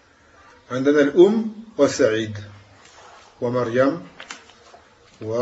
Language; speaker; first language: Arabic; non-native, fluent; French